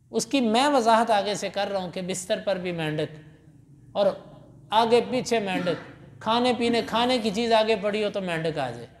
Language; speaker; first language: Urdu; non-native, local second language; Punjabi